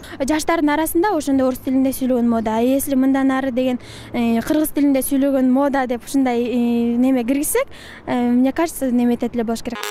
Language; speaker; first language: Kyrgyz; non-native, local second language; Russian